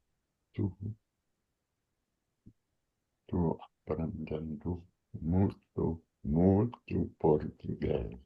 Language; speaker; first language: Portuguese; non-native, learner; English